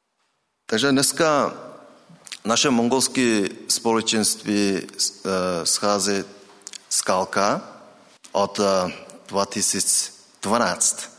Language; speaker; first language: Czech; non-native, learner; Mongolian